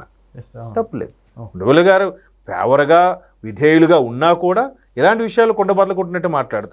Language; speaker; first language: Telugu; native; Telugu